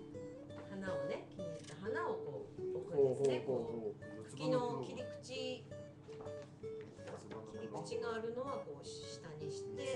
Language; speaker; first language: Japanese; native; Japanese